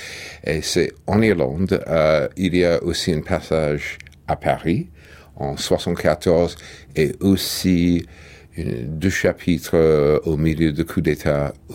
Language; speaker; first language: French; non-native, fluent; English